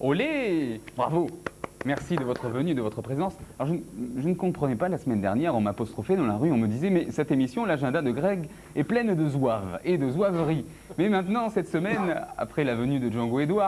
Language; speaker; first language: French; native; French